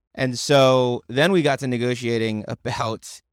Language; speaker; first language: English; native; English